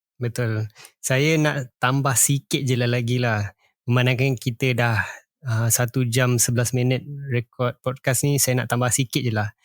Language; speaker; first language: Malay; native; Malay